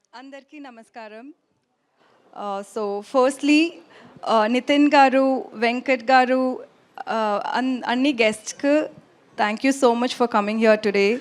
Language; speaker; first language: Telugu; non-native, learner; Tamil